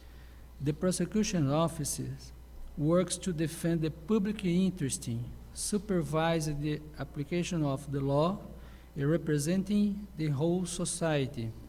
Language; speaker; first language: English; non-native, learner; Portuguese